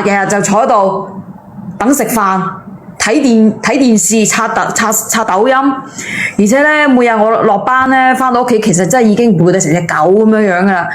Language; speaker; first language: Cantonese; native; Cantonese